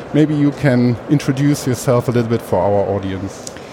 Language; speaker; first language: English; non-native, fluent; German